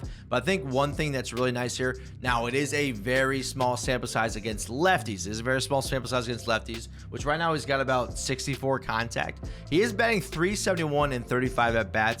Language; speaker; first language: English; native; English